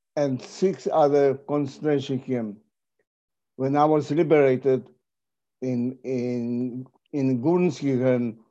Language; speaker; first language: English; non-native, fluent; Polish